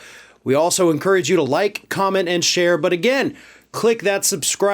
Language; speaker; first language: English; native; English